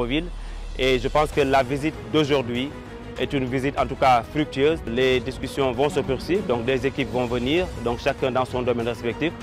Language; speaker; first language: French; non-native, local second language; Wolof